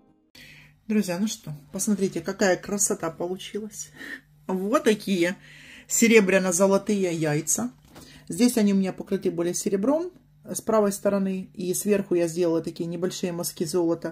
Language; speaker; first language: Russian; native; Russian